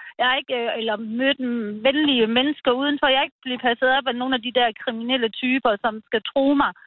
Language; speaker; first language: Danish; early bilingual, other home language; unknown